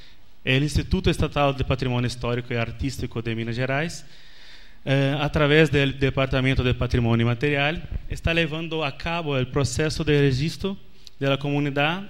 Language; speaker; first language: Spanish; non-native, learner; Portuguese